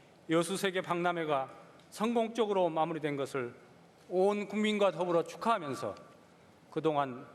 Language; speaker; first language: Korean; native; Korean